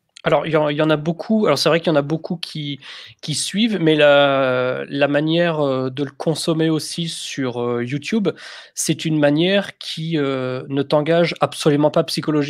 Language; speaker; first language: French; native; French